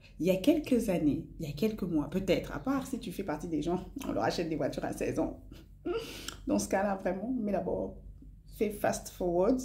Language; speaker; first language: French; non-native, local second language; Lingala